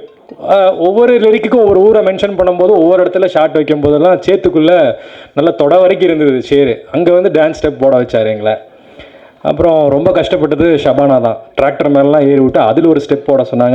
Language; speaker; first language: Tamil; native; Tamil